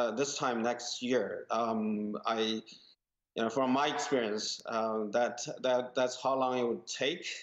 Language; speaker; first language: English; non-native, fluent; Chinese